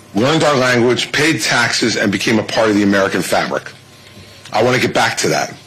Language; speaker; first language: English; native; English